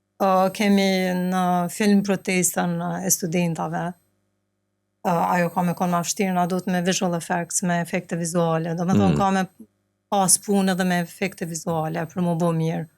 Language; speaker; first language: Albanian; native; Albanian